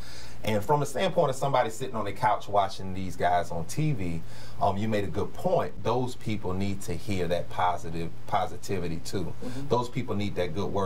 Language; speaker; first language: English; native; English